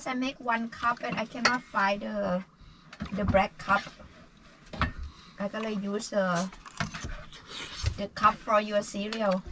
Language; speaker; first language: English; non-native, learner; Thai